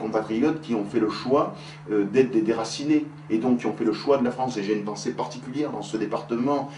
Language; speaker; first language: French; native; French